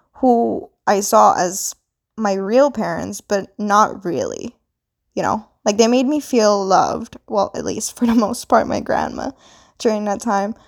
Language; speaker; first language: English; non-native, local second language; Filipino